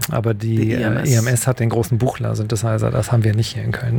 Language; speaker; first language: German; native; German